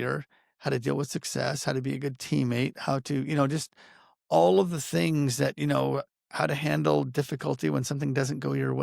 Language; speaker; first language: English; native; English